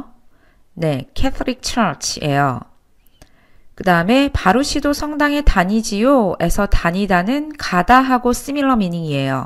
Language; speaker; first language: Korean; native; Korean